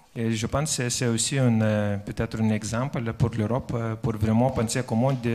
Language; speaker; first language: French; non-native, fluent; Lithuanian